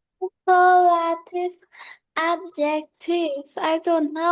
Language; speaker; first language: English; non-native, learner; Vietnamese